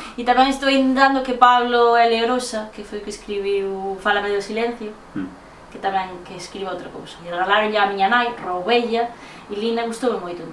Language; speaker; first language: Galician; native; Galician